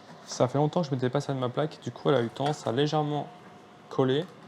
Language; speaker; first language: French; native; French